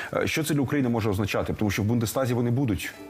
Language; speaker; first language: Ukrainian; native; Ukrainian